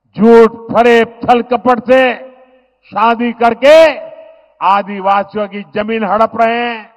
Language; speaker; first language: Hindi; native; Hindi